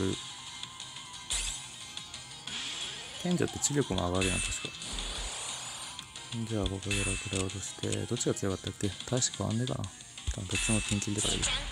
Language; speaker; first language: Japanese; native; Japanese